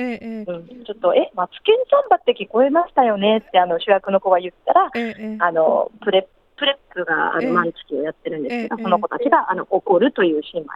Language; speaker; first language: Japanese; native; Japanese